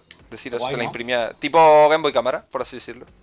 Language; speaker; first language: Spanish; native; Spanish